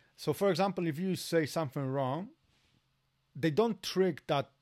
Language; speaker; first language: English; non-native, fluent; Polish